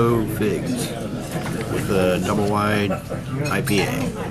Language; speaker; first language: English; native; English